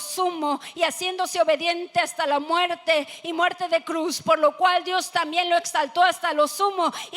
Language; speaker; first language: Spanish; native; Spanish